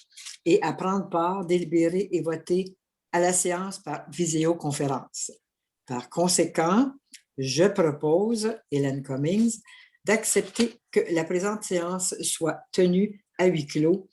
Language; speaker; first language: French; native; French